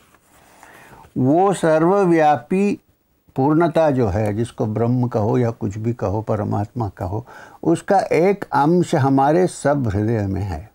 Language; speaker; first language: Hindi; non-native, local second language; Malayalam